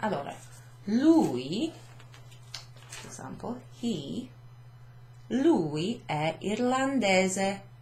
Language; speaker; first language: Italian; non-native, fluent; English